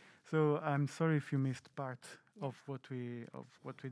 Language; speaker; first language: English; non-native, fluent; Italian